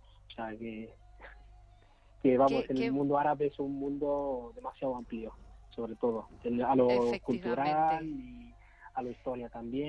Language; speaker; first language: Spanish; non-native, fluent; Arabic